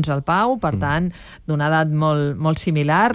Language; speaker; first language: Catalan; native; Catalan